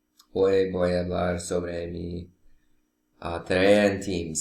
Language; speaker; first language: Spanish; non-native, learner; English